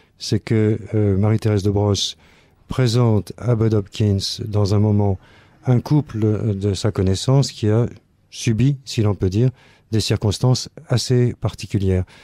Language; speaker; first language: French; native; French